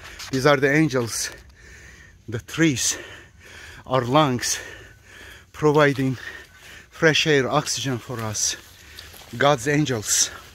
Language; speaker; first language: English; non-native, fluent; Turkish